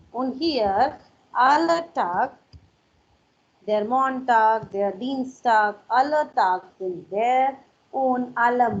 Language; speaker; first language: German; non-native, learner; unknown